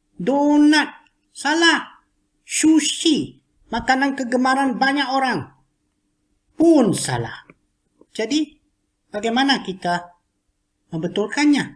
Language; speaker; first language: Malay; non-native, local second language; Chinese